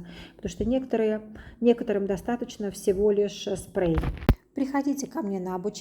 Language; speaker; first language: Russian; native; Russian